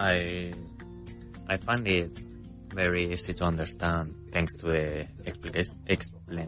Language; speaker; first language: English; non-native, fluent; Spanish